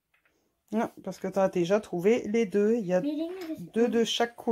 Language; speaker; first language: French; native; French